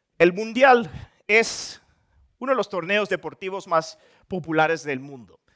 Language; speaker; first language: Spanish; non-native, fluent; Dutch